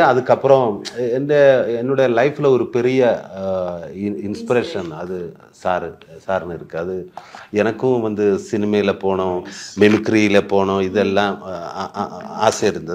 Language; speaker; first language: Tamil; non-native, learner; Malayalam